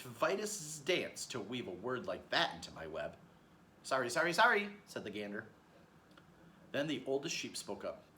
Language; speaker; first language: English; native; English